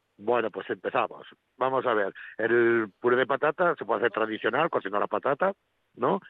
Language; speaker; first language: Spanish; native; Spanish